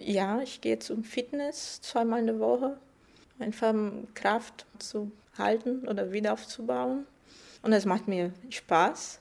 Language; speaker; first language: German; non-native, fluent; Portuguese